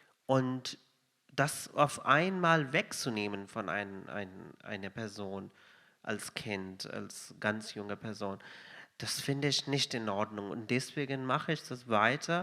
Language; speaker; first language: German; non-native, fluent; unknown